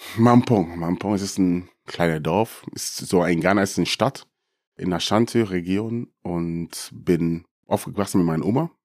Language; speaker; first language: German; early bilingual, other home language; Akan